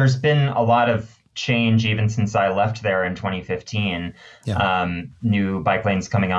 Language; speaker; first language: English; native; English